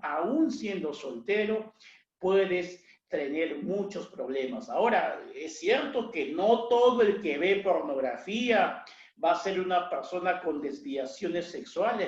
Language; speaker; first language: Spanish; native; Spanish